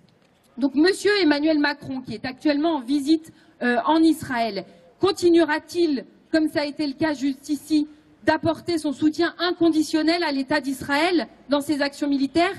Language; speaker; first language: French; native; French